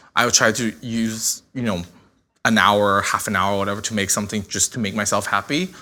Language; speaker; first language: English; non-native, fluent; Chinese